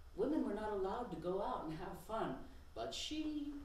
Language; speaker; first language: English; native; English